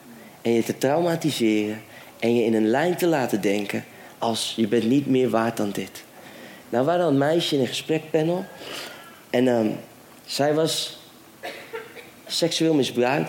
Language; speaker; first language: Dutch; native; Dutch